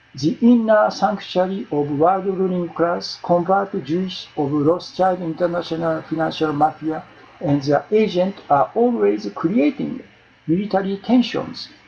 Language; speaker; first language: English; non-native, learner; Japanese